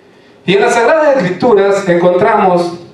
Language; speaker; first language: Spanish; native; Spanish